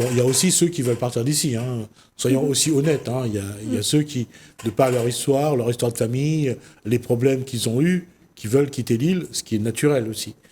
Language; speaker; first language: French; native; French